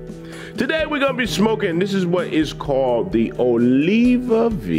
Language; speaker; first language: English; native; English